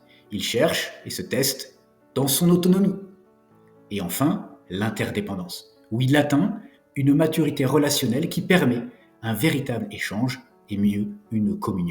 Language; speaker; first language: French; native; French